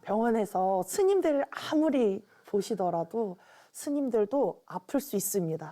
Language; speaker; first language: Korean; native; Korean